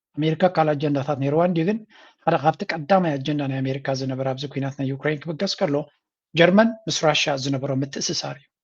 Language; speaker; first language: Tigrinya; native; Tigrinya